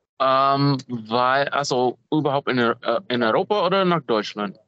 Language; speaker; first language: German; non-native, fluent; English